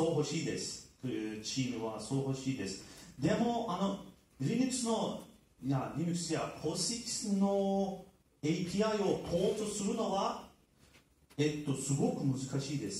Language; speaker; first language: Japanese; non-native, learner; Turkish